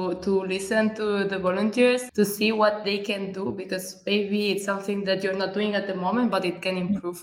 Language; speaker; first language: English; non-native, fluent; Catalan